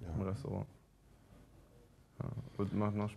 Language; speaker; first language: German; native; German